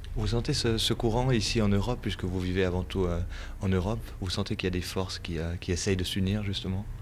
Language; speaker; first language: French; native; French